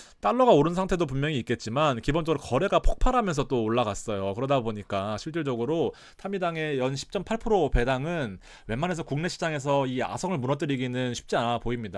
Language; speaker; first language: Korean; native; Korean